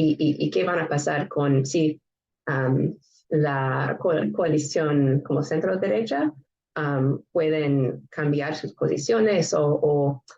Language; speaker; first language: Spanish; non-native, fluent; English